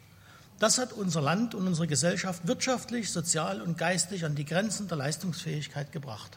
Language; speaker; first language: German; native; German